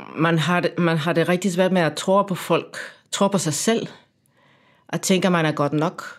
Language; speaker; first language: Danish; non-native, fluent; Spanish